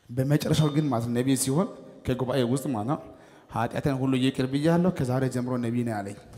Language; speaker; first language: Amharic; non-native, local second language; Wolaytta